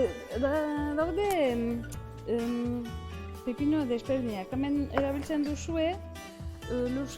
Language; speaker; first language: Basque; non-native, learner; Turkish